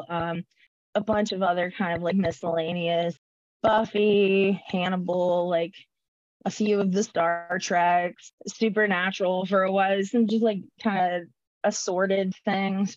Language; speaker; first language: English; native; English